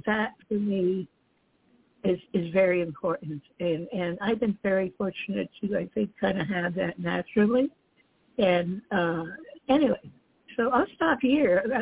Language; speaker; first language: English; early bilingual, other home language; Dutch